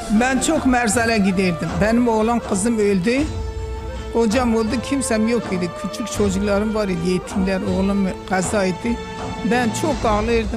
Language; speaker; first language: Turkish; non-native, local second language; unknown